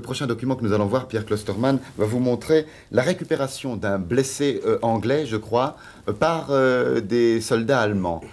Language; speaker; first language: French; native; French